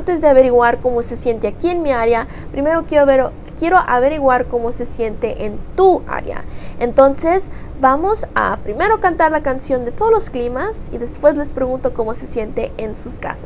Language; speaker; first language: Spanish; early bilingual, heritage; Spanish